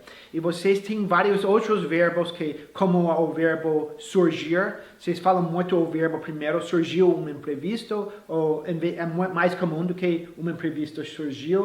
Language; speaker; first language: Portuguese; non-native, fluent; English